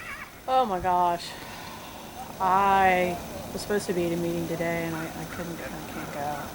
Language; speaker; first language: English; native; English